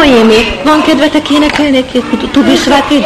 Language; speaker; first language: Hungarian; non-native, learner; Hebrew